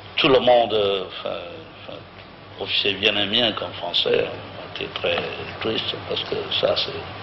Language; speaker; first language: French; non-native, local second language; Vietnamese